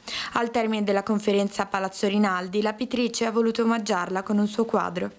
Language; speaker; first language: Italian; native; Italian